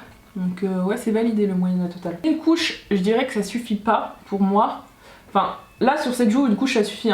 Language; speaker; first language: French; native; French